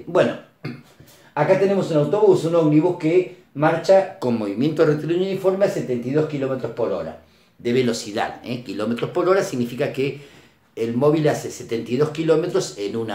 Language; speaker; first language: Spanish; native; Spanish